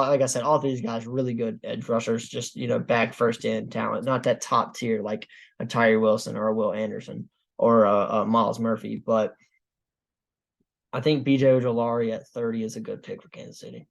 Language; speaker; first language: English; native; English